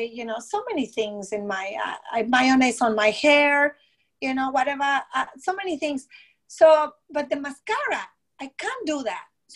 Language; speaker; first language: English; non-native, fluent; Spanish